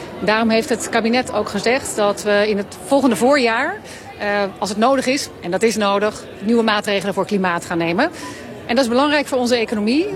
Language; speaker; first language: Dutch; native; Dutch